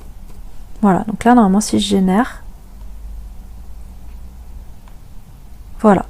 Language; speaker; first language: French; native; French